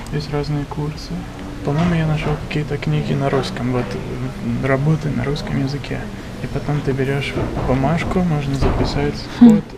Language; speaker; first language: Russian; non-native, fluent; English